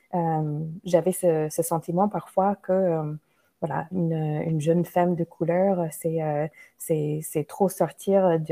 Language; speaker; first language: French; non-native, fluent; English